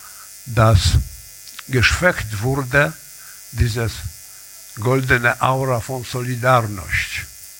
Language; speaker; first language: German; non-native, learner; Polish